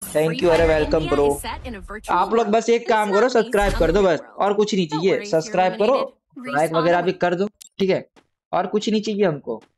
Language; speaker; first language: Hindi; non-native, local second language; Gujarati